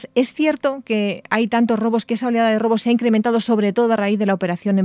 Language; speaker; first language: Spanish; native; Spanish